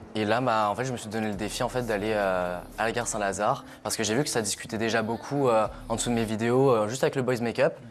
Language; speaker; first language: French; native; French